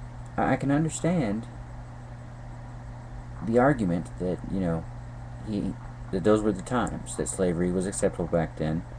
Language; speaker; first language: English; native; English